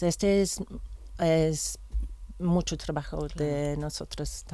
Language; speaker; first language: Spanish; non-native, learner; English